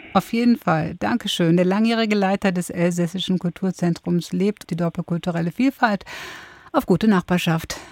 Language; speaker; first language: German; native; German